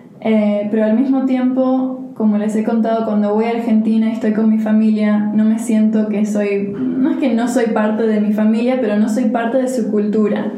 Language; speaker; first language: Spanish; early bilingual, heritage; Spanish